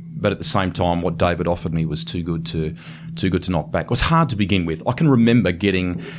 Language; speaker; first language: English; native; English